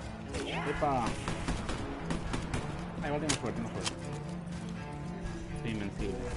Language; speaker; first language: Spanish; native; Spanish